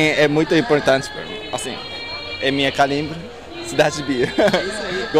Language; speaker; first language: Portuguese; non-native, learner; Japanese